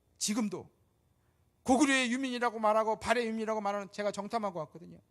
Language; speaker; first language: Korean; native; Korean